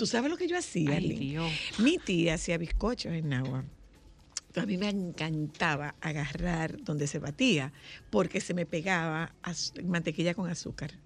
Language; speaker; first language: Spanish; native; Spanish